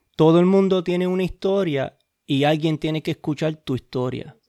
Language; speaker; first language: Spanish; early bilingual, heritage; Spanish